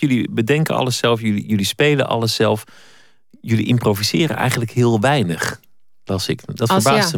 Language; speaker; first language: Dutch; native; Dutch